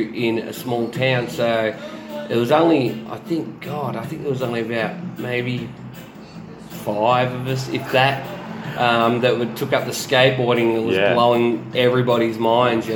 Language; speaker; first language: English; native; English